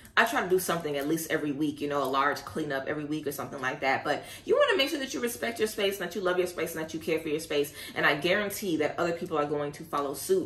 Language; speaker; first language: English; native; English